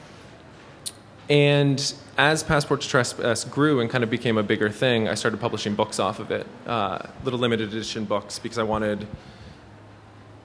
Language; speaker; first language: English; native; English